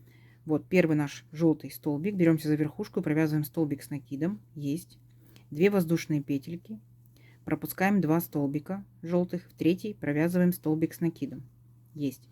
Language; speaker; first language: Russian; native; Russian